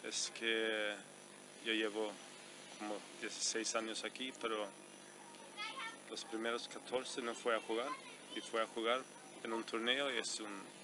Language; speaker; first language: Spanish; non-native, fluent; Swedish